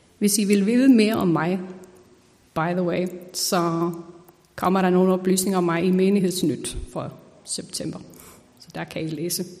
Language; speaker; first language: Danish; non-native, fluent; Icelandic